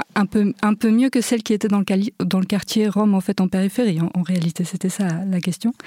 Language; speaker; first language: French; early bilingual, other home language; Romanian